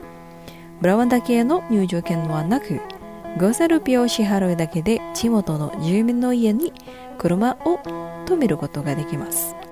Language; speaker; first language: Japanese; non-native, fluent; Indonesian